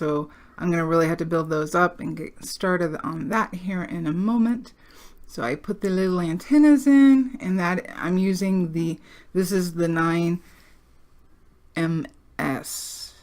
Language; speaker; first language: English; native; English